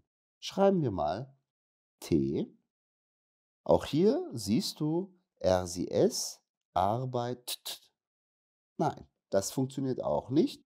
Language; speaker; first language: German; non-native, fluent; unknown